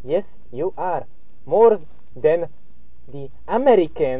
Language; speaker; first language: English; non-native, learner; Slovak